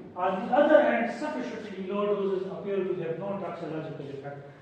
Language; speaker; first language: English; non-native, local second language; Urdu